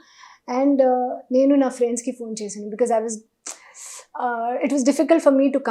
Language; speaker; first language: Telugu; non-native, learner; Hindi